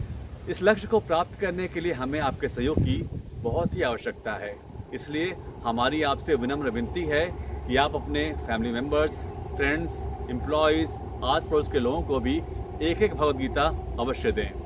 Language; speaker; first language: Hindi; native; Hindi